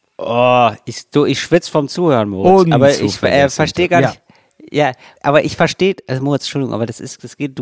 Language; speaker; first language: German; native; German